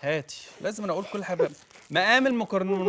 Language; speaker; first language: Arabic; native; Arabic